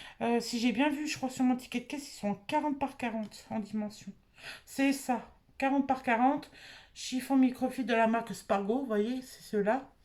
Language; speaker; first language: French; native; French